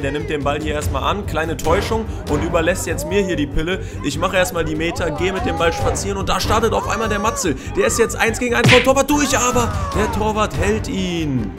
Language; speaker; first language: German; native; German